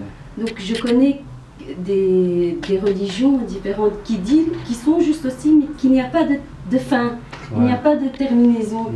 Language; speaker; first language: French; early bilingual, other home language; Khmer